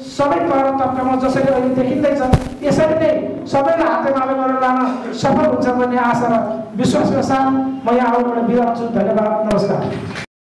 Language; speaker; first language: Nepali; native; Nepali